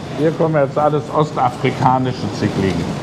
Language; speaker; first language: German; native; German